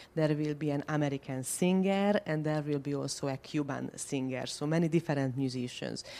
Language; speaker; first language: English; non-native, fluent; Hungarian